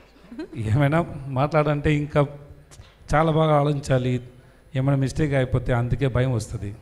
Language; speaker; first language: Telugu; non-native, learner; Tamil